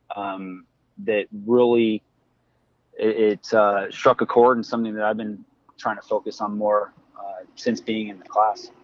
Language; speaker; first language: English; native; English